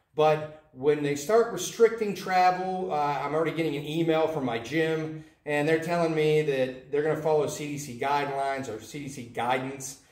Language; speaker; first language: English; native; English